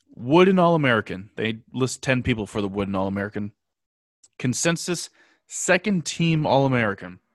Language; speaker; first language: English; native; English